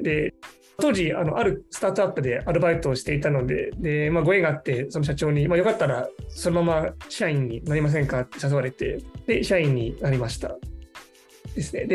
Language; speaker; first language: Japanese; non-native, fluent; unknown